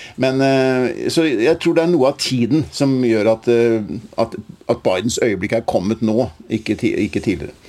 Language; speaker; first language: Norwegian; native; Norwegian